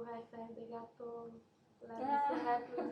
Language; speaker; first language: French; non-native, learner; Portuguese